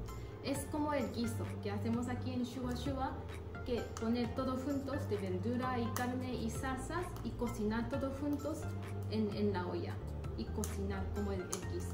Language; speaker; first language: Spanish; non-native, fluent; Japanese